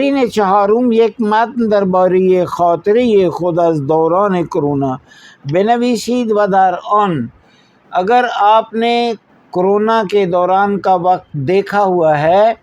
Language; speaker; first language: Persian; non-native, fluent; Urdu